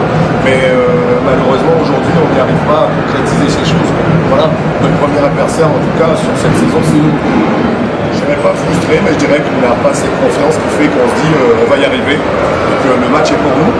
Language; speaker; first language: French; native; French